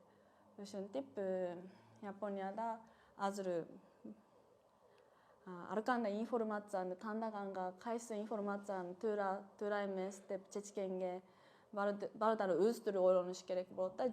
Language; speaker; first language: Kyrgyz; non-native, fluent; Japanese